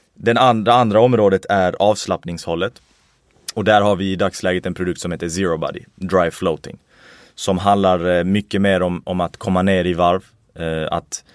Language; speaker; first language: Swedish; native; Swedish